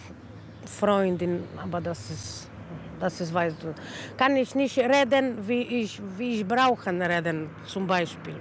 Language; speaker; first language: German; non-native, learner; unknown